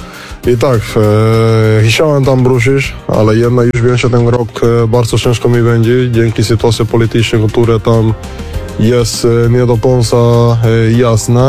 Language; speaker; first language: Polish; non-native, learner; Spanish